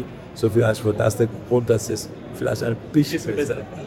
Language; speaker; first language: German; non-native, learner; Danish